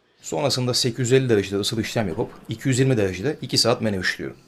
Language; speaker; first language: Turkish; native; Turkish